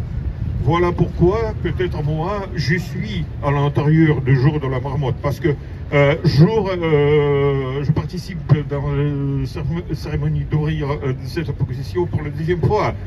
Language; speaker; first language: French; non-native, learner; Russian